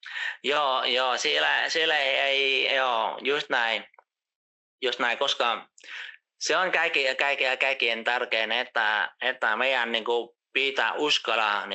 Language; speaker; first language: Finnish; non-native, fluent; Vietnamese